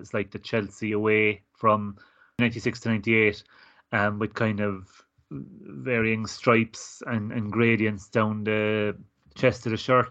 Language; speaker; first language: English; native; English